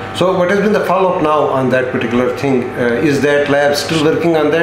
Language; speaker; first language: English; non-native, local second language; Kashmiri